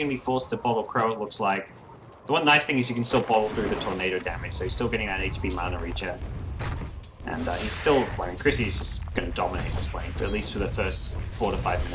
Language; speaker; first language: English; native; English